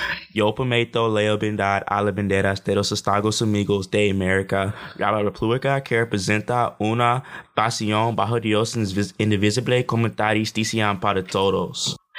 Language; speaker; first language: Spanish; non-native, learner; English